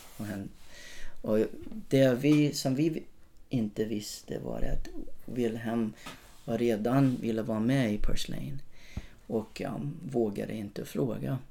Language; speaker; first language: Swedish; non-native, fluent; English